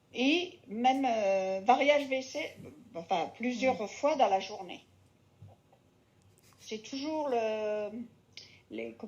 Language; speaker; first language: French; non-native, fluent; Spanish